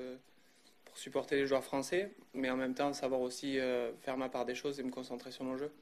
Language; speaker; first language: French; native; French